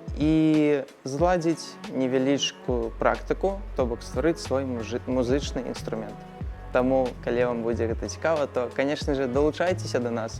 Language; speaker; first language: Belarusian; non-native, local second language; Russian